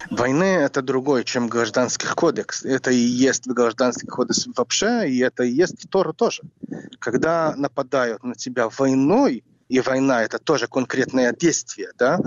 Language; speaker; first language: Russian; non-native, fluent; Hebrew